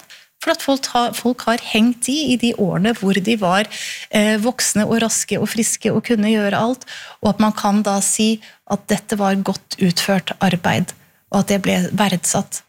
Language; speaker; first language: Norwegian; native; Norwegian